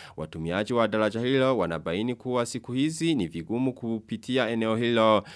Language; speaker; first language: Swahili; non-native, local second language; Rundi